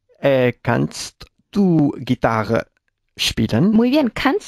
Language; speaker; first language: German; non-native, learner; Spanish